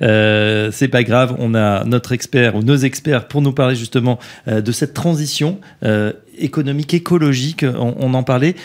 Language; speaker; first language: French; native; French